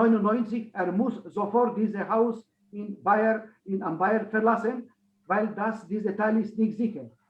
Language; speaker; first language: German; non-native, fluent; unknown